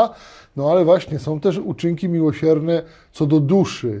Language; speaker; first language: Polish; native; Polish